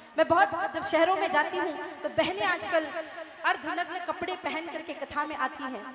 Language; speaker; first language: Hindi; native; Hindi